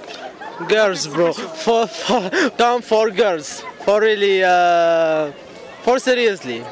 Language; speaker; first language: English; non-native, learner; Arabic